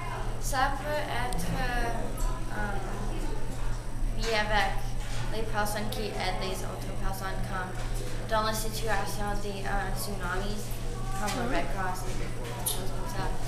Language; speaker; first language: French; non-native, learner; English